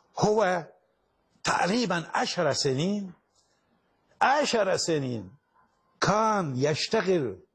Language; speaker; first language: Arabic; non-native, fluent; Persian